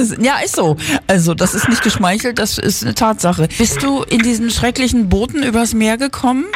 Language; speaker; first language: German; native; German